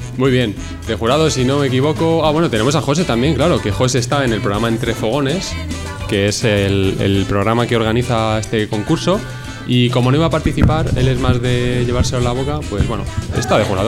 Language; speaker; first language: Spanish; native; Spanish